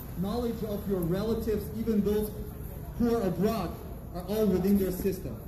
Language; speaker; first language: English; non-native, fluent; Uyghur